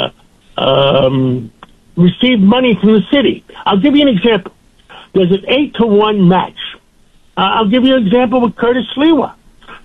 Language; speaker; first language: English; non-native, local second language; Greek